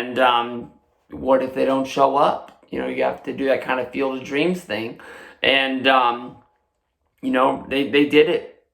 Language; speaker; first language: English; native; English